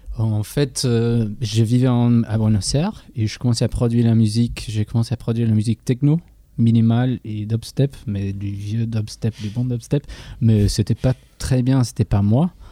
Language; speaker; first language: French; non-native, fluent; English